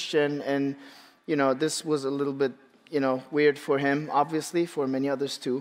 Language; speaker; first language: English; non-native, fluent; Turkish